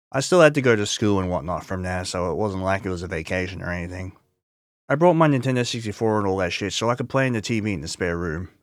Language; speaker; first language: English; native; English